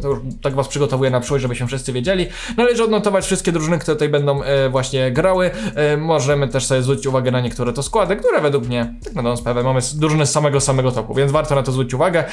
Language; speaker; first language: Polish; native; Polish